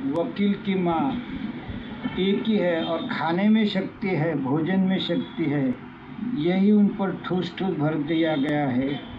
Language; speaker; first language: Hindi; non-native, local second language; Marathi